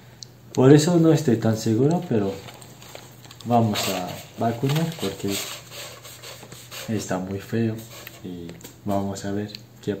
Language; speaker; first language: Spanish; non-native, learner; Turkish